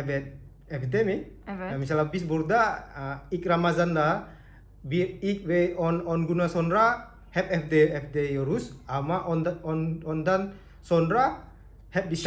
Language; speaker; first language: Turkish; non-native, learner; Indonesian